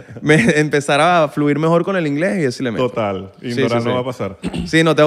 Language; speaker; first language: Spanish; native; Spanish